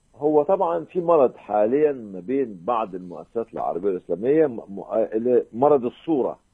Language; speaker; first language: Arabic; native; Arabic